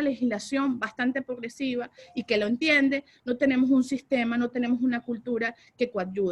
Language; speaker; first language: Spanish; native; Spanish